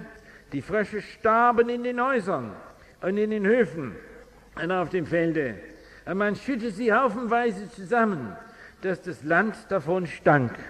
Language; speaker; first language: German; non-native, fluent; English